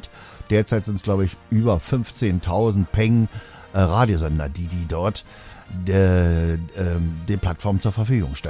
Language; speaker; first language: German; native; German